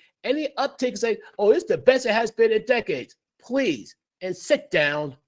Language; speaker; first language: English; native; English